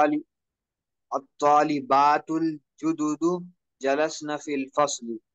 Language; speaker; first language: Arabic; non-native, learner; Urdu